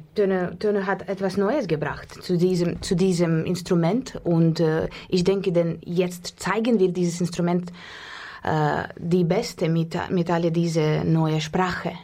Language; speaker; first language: German; non-native, learner; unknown